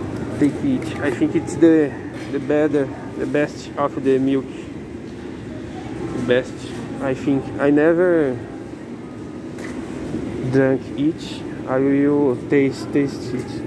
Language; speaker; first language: English; non-native, learner; Portuguese